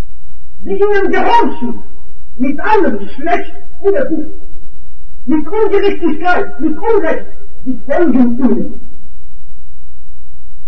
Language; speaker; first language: German; non-native, fluent; Arabic